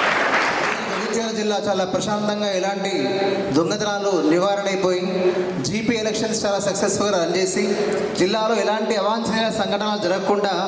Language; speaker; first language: Telugu; native; Telugu